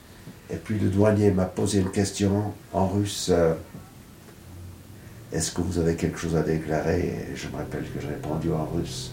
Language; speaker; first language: French; non-native, fluent; English